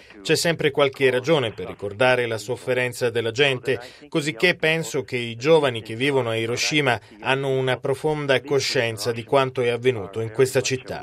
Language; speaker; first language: Italian; non-native, fluent; English